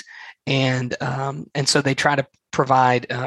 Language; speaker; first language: English; native; English